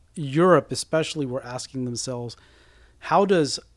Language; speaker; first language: English; early bilingual, other home language; Spanish